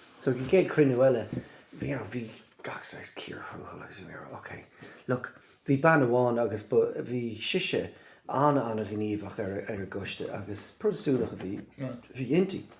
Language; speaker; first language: Irish; native; Irish